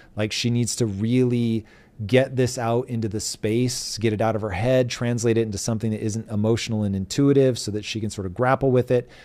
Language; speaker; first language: English; native; English